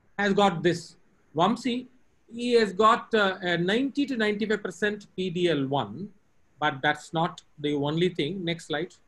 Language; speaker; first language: English; non-native, local second language; Tamil